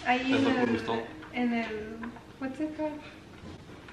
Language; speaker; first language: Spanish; early bilingual, heritage; Spanish